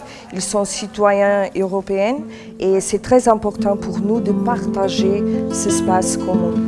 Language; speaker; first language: French; non-native, fluent; Portuguese